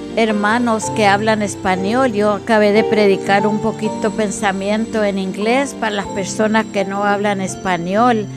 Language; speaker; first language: Spanish; early bilingual, other home language; English